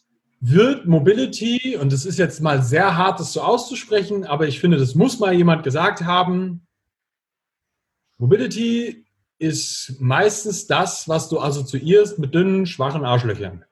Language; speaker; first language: German; native; German